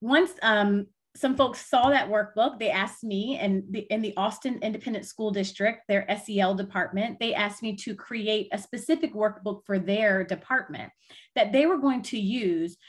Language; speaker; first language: English; native; English